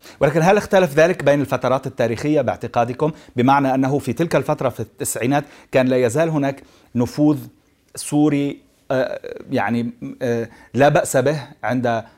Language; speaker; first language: Arabic; native; Arabic